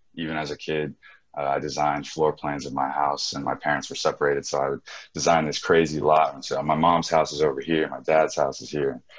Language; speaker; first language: English; native; English